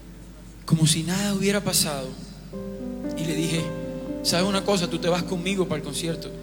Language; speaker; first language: Spanish; native; Spanish